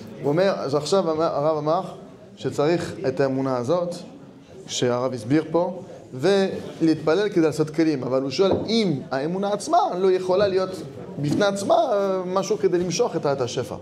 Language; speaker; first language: Hebrew; non-native, fluent; French